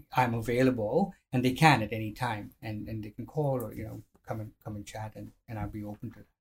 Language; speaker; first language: English; non-native, fluent; Arabic